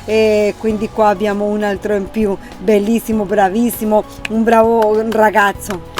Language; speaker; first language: Italian; non-native, fluent; Spanish